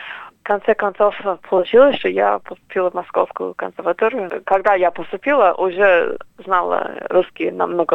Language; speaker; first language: Russian; non-native, fluent; English